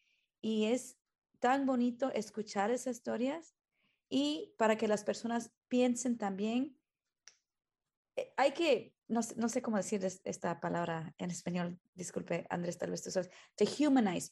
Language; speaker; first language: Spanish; early bilingual, heritage; Spanish